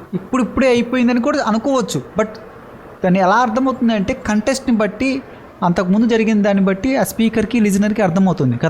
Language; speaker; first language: Telugu; native; Telugu